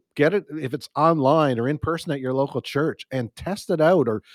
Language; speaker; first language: English; native; English